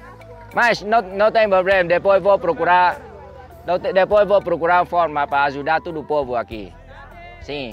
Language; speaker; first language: Portuguese; non-native, learner; Vietnamese